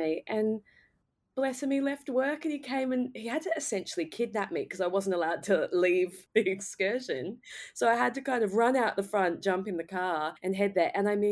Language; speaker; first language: English; native; English